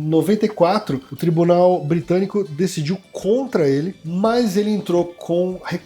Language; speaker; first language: Portuguese; native; Portuguese